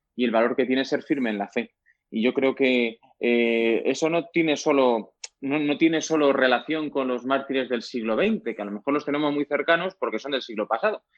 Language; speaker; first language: Spanish; native; Spanish